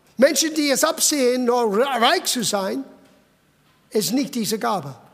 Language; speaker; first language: German; non-native, fluent; English